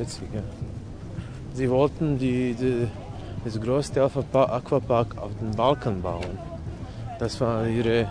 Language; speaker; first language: German; non-native, fluent; Serbian